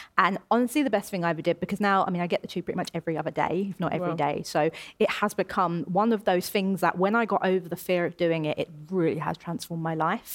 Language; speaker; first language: English; native; English